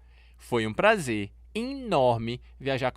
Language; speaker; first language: Portuguese; native; Portuguese